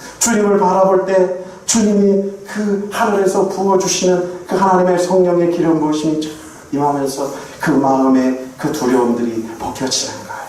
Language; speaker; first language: Korean; native; Korean